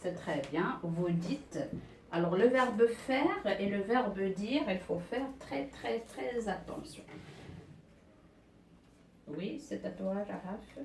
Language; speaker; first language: French; non-native, local second language; Arabic